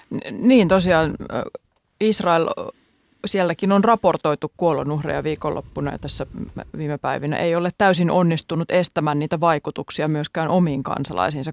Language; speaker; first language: Finnish; native; Finnish